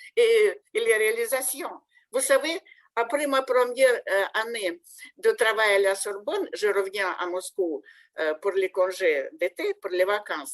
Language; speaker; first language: French; non-native, fluent; Russian